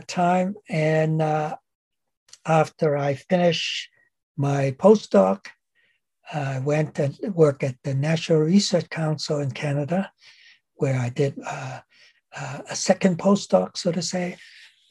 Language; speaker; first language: English; non-native, local second language; Cantonese